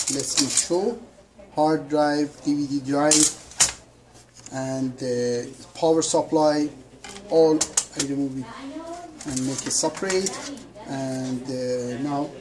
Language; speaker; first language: English; non-native, learner; Persian